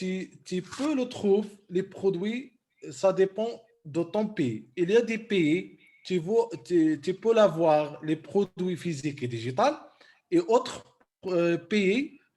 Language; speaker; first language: French; non-native, local second language; Arabic